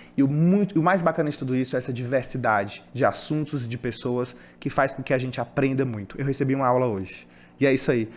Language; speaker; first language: Portuguese; native; Portuguese